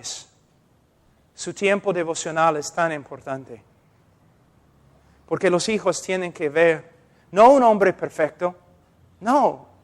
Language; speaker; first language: Spanish; non-native, fluent; English